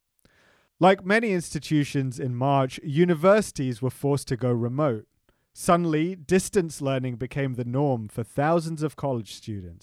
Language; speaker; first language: English; native; English